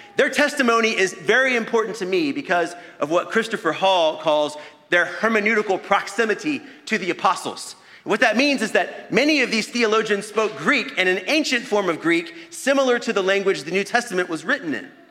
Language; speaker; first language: English; native; English